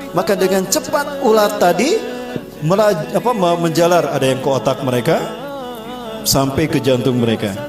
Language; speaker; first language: Indonesian; native; Indonesian